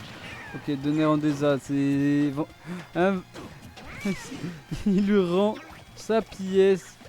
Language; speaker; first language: French; native; French